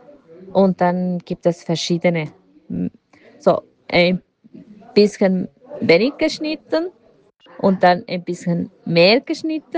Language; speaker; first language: German; non-native, learner; Spanish